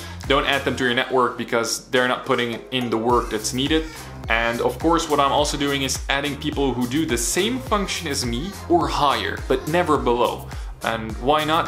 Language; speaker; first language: English; non-native, fluent; Dutch